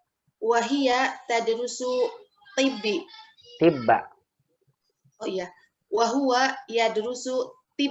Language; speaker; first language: Arabic; non-native, learner; Indonesian